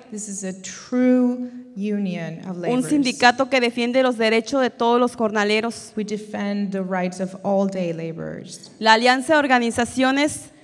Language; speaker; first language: Spanish; native; Spanish